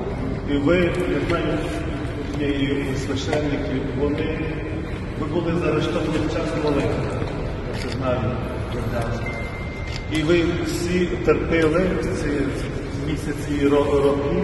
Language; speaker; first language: Ukrainian; non-native, fluent; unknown